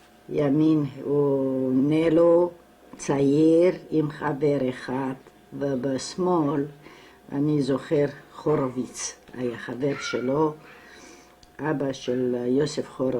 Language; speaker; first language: Hebrew; non-native, fluent; Romanian